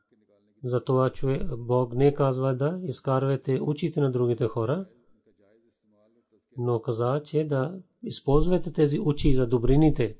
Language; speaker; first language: Bulgarian; non-native, fluent; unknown